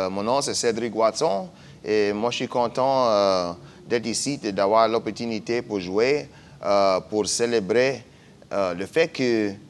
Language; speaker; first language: French; non-native, fluent; English